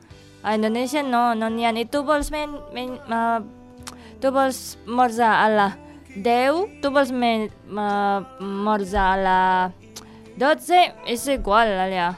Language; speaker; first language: Catalan; non-native, learner; Indonesian